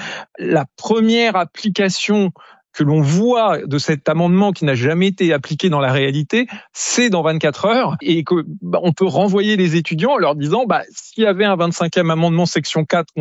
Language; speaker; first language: French; native; French